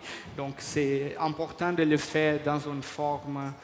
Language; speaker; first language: French; non-native, fluent; Portuguese